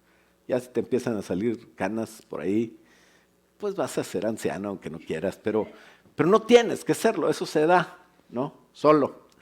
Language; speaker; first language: Spanish; native; Spanish